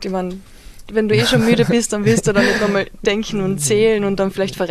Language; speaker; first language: German; native; German